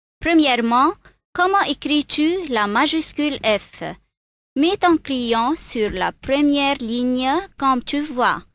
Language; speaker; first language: French; non-native, fluent; Arabic